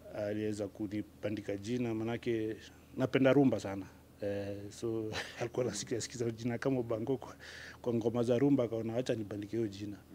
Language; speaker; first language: Swahili; native; Swahili